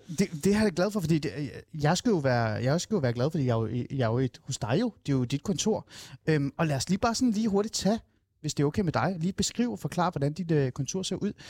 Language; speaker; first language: Danish; native; Danish